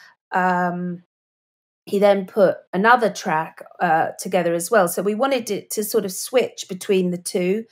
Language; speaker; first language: English; native; English